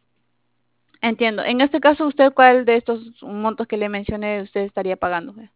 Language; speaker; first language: Spanish; native; Spanish